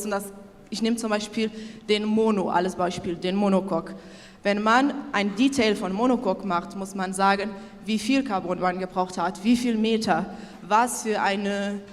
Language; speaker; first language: German; non-native, local second language; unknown